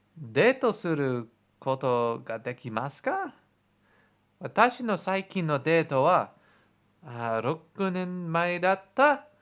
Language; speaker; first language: Japanese; non-native, learner; English